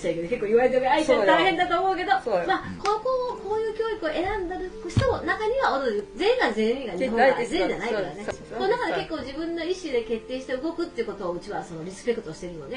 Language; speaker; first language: Japanese; native; Japanese